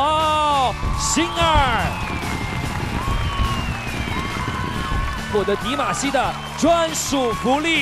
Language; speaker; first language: Chinese; native; Chinese